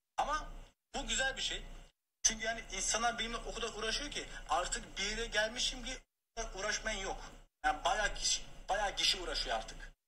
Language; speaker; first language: Turkish; early bilingual, heritage; Turkish